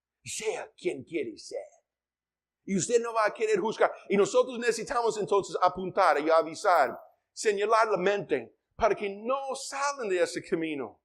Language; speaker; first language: Spanish; non-native, fluent; English